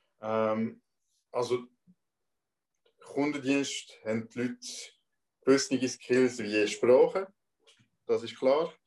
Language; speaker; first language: German; non-native, local second language; French